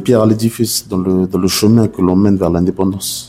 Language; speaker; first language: French; native; French